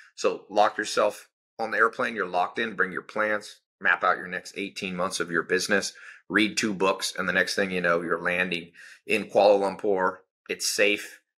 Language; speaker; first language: English; native; English